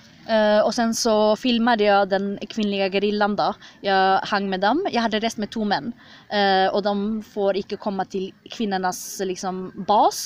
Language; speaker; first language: Swedish; early bilingual, other home language; Kurdish